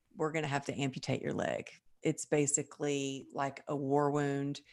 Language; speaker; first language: English; native; English